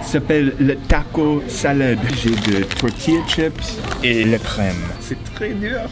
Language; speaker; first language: French; non-native, learner; English